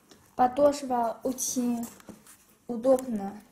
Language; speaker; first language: Russian; non-native, learner; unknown